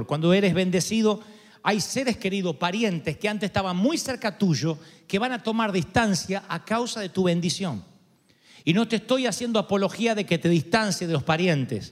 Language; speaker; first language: Spanish; native; Spanish